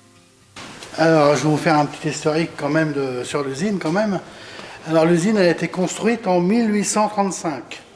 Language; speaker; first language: French; native; French